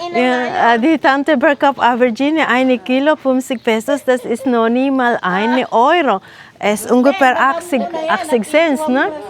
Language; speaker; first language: German; non-native, fluent; Filipino